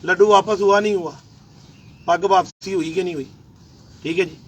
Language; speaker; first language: Urdu; non-native, local second language; Punjabi